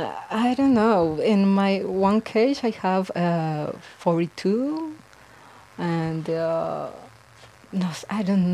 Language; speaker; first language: English; non-native, learner; Spanish